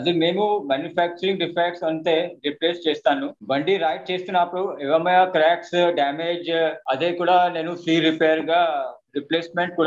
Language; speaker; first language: Telugu; non-native, local second language; Hindi